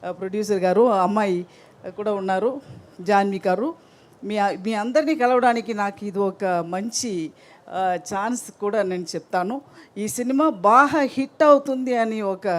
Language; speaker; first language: Telugu; non-native, learner; Tamil